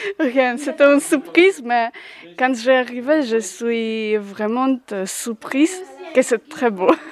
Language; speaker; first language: French; non-native, learner; Polish